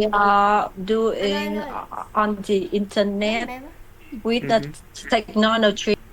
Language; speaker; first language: English; non-native, learner; Vietnamese